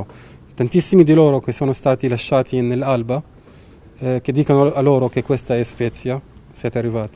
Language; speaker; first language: Italian; non-native, learner; Arabic